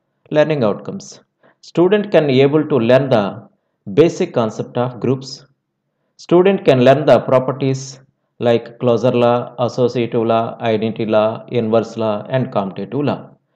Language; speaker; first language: English; non-native, local second language; Telugu